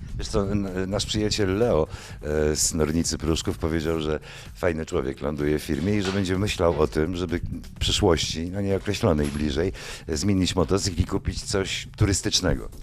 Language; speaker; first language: Polish; native; Polish